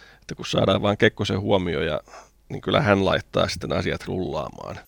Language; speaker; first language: Finnish; native; Finnish